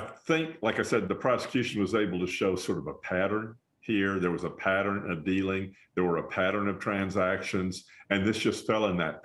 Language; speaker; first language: English; native; English